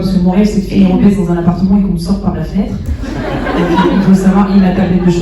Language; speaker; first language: French; native; French